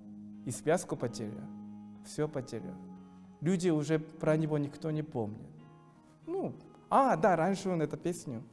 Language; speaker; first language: Russian; non-native, fluent; Korean